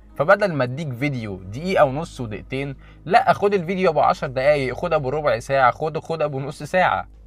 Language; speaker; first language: Arabic; native; Arabic